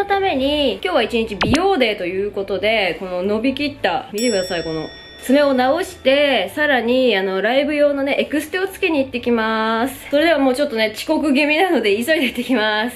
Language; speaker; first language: Japanese; native; Japanese